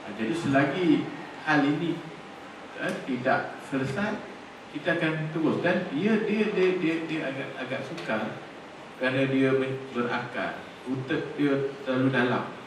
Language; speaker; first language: Malay; native; Malay